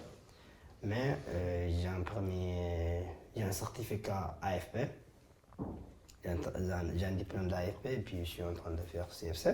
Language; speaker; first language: French; non-native, fluent; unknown